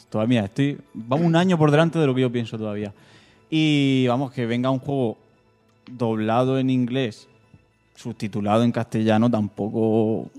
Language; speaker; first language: Spanish; native; Spanish